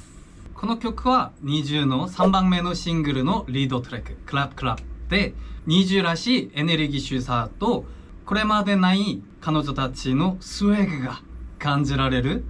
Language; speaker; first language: Japanese; non-native, fluent; Korean